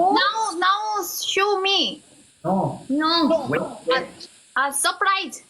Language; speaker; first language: English; non-native, learner; Korean